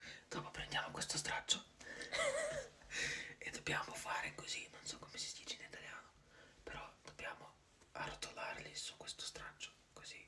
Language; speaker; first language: Italian; non-native, fluent; Russian